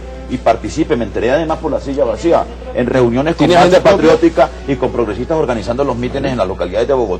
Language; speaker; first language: Spanish; native; Spanish